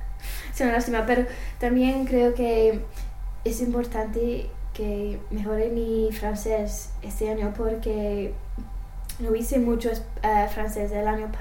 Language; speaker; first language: Spanish; non-native, learner; English